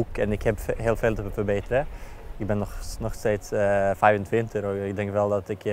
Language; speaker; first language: Dutch; non-native, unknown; Norwegian